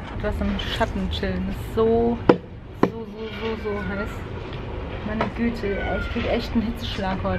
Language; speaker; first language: German; native; German